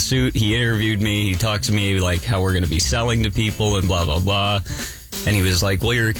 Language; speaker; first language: English; native; English